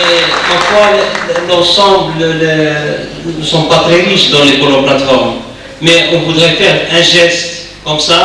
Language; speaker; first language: French; non-native, local second language; Arabic